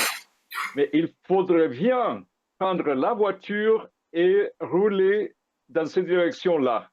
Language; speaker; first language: French; non-native, fluent; Spanish